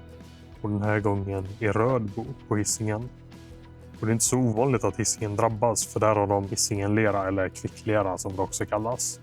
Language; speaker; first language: Swedish; native; Swedish